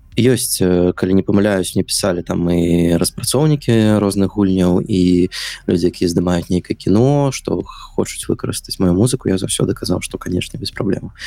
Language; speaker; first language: Belarusian; non-native, local second language; Russian